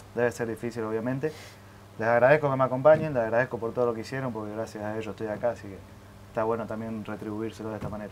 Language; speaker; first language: Spanish; native; Spanish